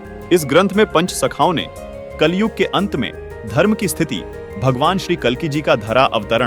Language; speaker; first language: Hindi; native; Hindi